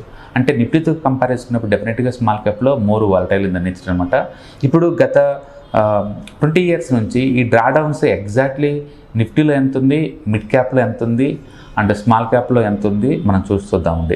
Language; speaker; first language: Telugu; native; Telugu